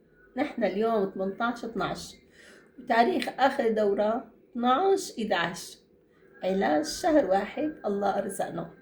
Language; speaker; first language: Arabic; native; Arabic